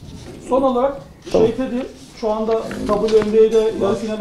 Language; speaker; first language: Turkish; native; Turkish